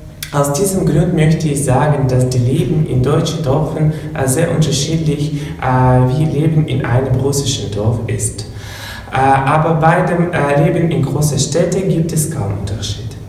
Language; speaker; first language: German; non-native, learner; Russian